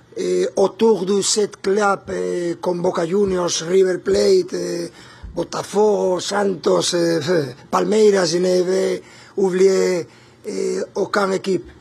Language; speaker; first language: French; non-native, learner; Spanish